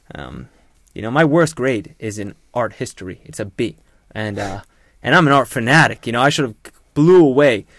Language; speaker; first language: English; native; English